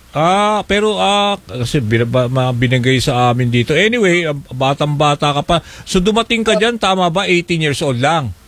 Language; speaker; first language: Filipino; native; Filipino